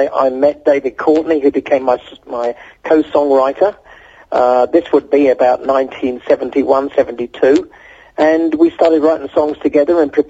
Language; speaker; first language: English; native; English